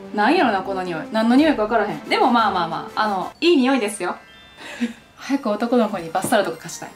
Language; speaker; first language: Japanese; native; Japanese